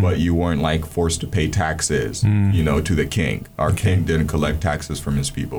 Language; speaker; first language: English; non-native, local second language; Ganda